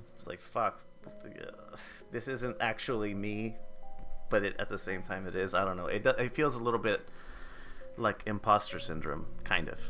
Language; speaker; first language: English; native; English